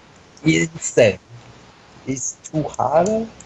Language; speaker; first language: English; non-native, learner; Chinese